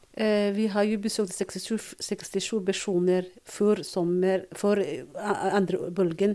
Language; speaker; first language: Norwegian; non-native, fluent; Somali